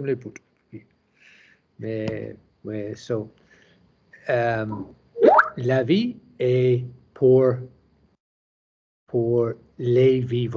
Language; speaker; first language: French; non-native, learner; English